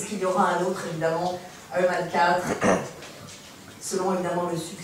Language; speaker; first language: French; native; French